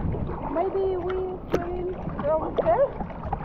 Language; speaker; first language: English; non-native, learner; Russian